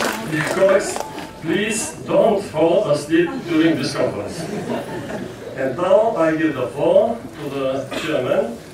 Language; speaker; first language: English; non-native, fluent; Bulgarian